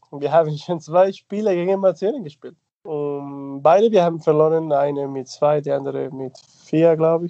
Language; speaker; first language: German; non-native, fluent; Spanish